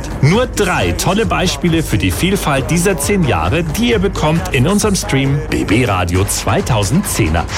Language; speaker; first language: German; native; German